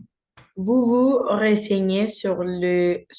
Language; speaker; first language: French; non-native, learner; Spanish